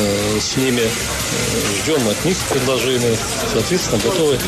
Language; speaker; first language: Russian; native; Russian